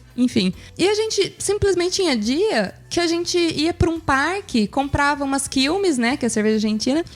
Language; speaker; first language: Portuguese; native; Portuguese